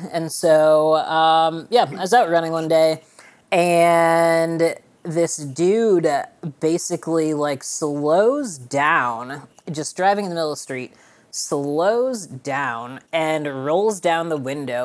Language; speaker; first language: English; native; English